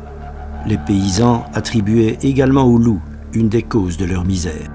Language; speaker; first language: French; native; French